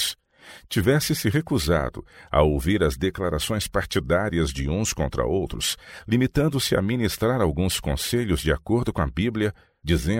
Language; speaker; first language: Portuguese; native; Portuguese